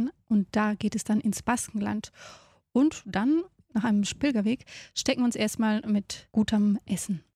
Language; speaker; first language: German; native; German